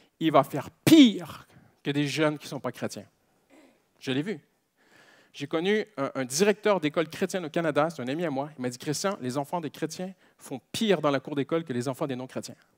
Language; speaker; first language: French; native; French